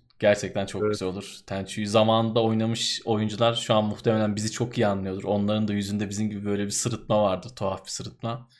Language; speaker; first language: Turkish; native; Turkish